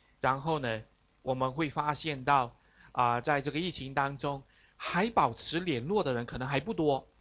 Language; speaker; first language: Chinese; native; Chinese